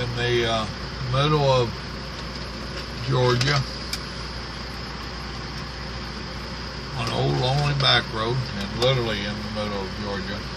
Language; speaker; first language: English; native; English